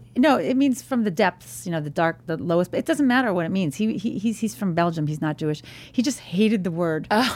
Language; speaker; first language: English; native; English